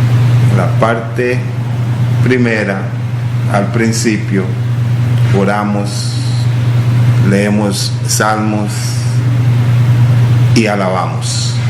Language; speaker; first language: Spanish; non-native, local second language; English